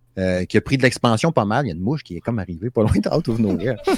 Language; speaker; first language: French; native; French